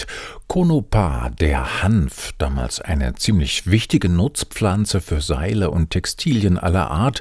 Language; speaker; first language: German; native; German